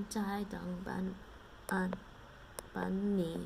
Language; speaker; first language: Vietnamese; non-native, learner; English